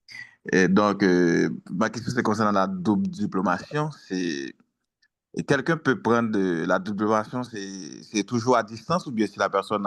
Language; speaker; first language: French; non-native, local second language; Haitian Creole